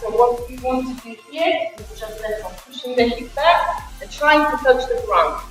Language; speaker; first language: English; non-native, fluent; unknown